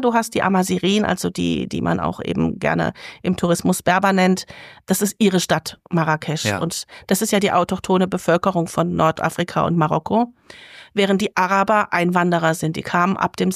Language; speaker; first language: German; native; German